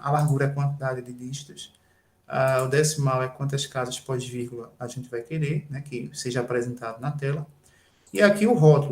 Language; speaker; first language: Portuguese; native; Portuguese